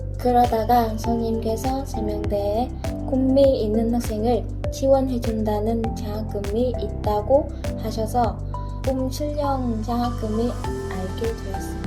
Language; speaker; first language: Korean; early bilingual, other home language; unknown